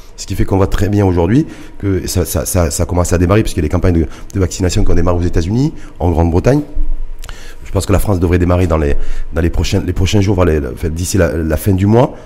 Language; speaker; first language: French; non-native, local second language; Arabic